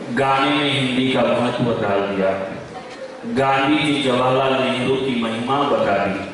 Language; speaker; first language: Hindi; non-native, local second language; Kannada